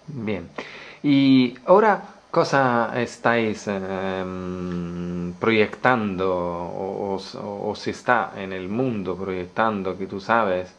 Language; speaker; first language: Spanish; non-native, learner; Italian